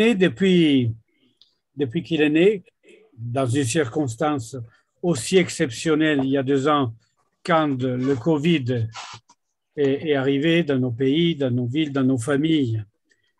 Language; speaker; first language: French; non-native, fluent; Italian